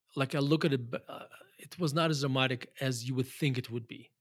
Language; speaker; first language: English; non-native, fluent; Russian